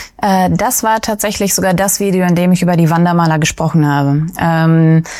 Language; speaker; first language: German; early bilingual, other home language; Russian